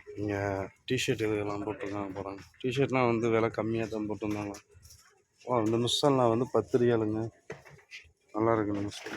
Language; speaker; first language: Tamil; native; Tamil